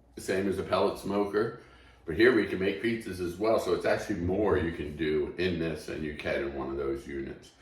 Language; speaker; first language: English; native; English